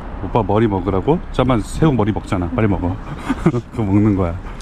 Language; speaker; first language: Korean; native; Korean